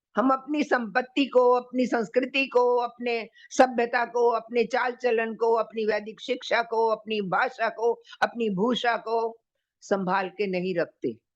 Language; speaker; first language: Hindi; native; Hindi